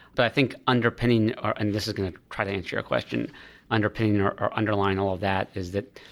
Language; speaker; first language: English; native; English